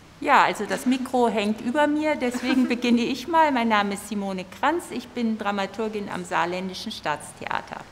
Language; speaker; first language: German; native; German